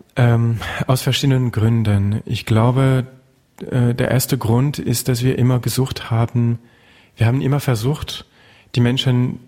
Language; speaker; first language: German; non-native, fluent; French